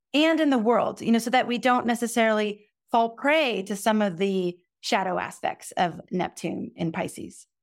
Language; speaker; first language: English; native; English